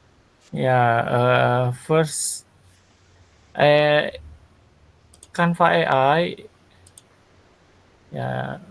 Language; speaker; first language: English; non-native, learner; Sundanese